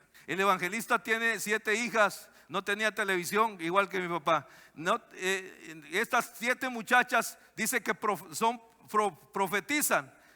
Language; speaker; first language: Spanish; native; Spanish